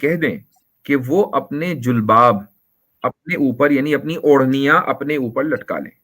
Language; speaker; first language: Hindi; native; Hindi